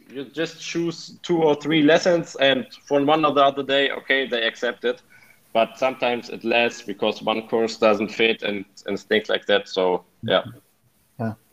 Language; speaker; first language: English; non-native, fluent; German